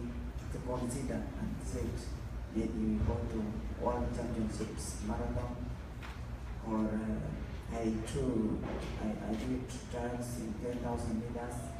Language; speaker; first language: English; non-native, learner; Kalenjin